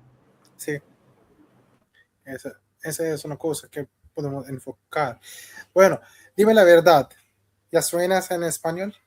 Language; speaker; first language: Spanish; non-native, fluent; Hindi